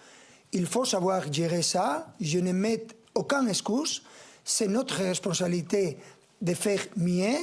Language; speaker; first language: French; non-native, fluent; Spanish